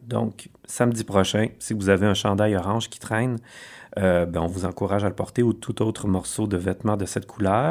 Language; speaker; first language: French; native; French